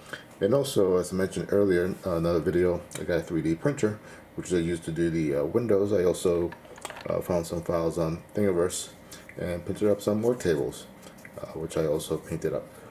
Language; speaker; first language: English; native; English